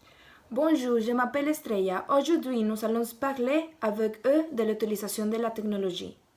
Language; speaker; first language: French; non-native, learner; Spanish